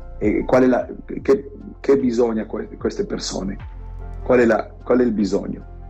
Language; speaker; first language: Italian; non-native, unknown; Romanian